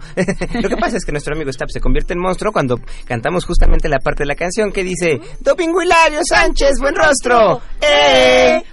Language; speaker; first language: Spanish; native; Spanish